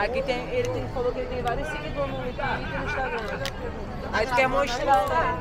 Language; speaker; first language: Portuguese; native; Portuguese